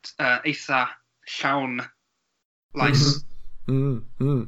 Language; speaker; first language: Welsh; non-native, learner; English